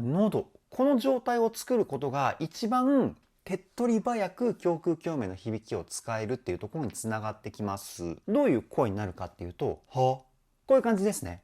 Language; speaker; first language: Japanese; native; Japanese